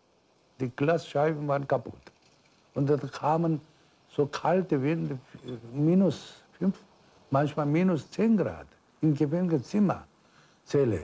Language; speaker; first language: German; non-native, fluent; Korean